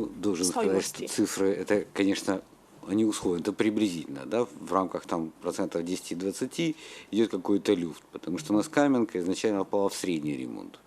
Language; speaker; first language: Russian; native; Russian